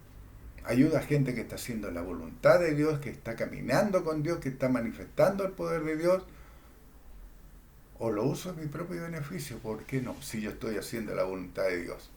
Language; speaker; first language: Spanish; native; Spanish